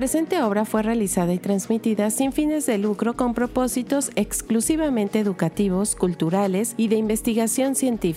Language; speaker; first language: Spanish; native; Spanish